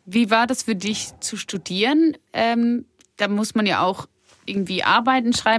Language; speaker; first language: German; native; German